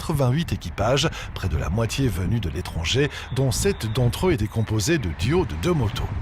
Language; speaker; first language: French; native; French